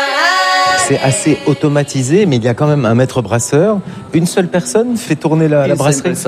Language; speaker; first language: French; native; French